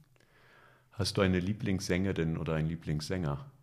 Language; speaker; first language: German; native; German